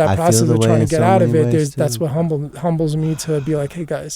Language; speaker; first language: English; native; English